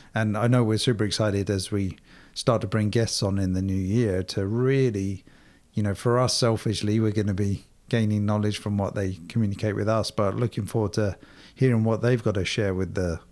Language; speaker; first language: English; native; English